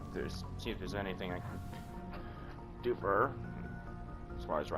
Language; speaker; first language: English; native; English